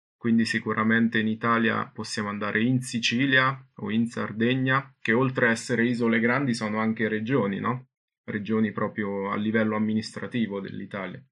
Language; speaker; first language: Italian; native; Italian